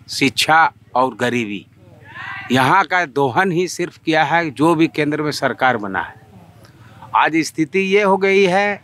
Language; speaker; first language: Hindi; native; Hindi